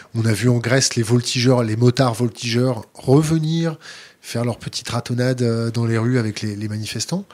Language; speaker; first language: French; native; French